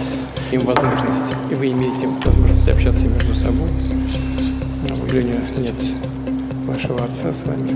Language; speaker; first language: Russian; native; Russian